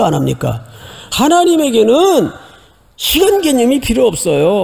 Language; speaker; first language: Korean; native; Korean